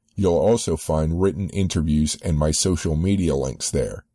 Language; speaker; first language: English; native; English